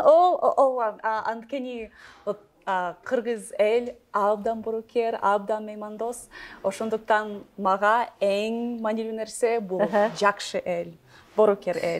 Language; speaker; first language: Kyrgyz; non-native, learner; English